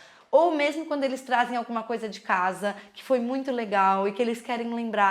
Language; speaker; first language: Portuguese; native; Portuguese